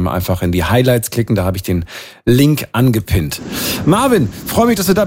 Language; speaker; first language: German; native; German